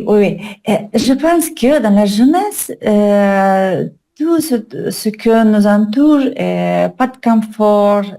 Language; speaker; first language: French; non-native, learner; Russian